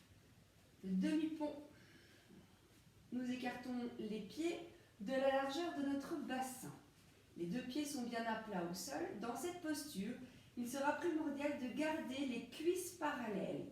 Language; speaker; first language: French; native; French